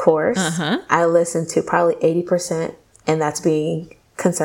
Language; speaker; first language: English; native; English